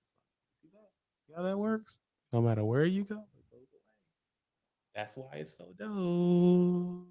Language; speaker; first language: English; native; English